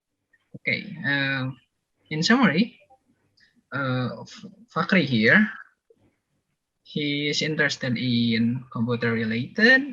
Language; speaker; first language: English; non-native, learner; Indonesian